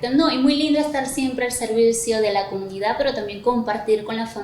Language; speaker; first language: Spanish; native; Spanish